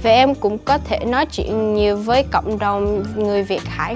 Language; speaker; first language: Vietnamese; early bilingual, heritage; Vietnamese